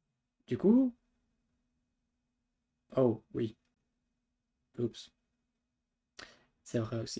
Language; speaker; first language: French; native; French